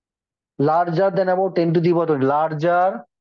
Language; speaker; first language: English; non-native, local second language; Hindi